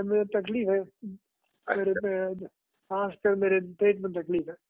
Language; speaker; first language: Hindi; native; Hindi